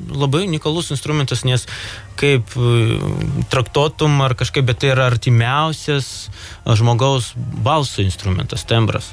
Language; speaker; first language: Lithuanian; non-native, local second language; Russian